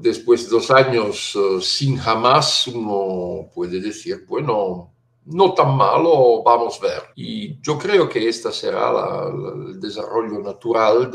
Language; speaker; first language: Spanish; non-native, fluent; Italian